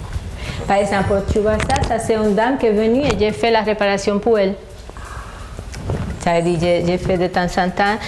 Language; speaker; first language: French; non-native, fluent; Spanish